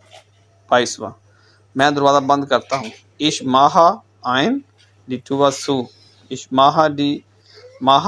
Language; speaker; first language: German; non-native, learner; Urdu